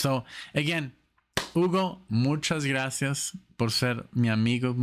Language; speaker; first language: Spanish; non-native, fluent; English